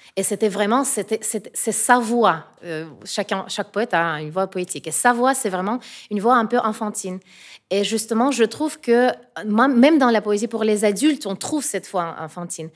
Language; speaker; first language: French; non-native, fluent; Russian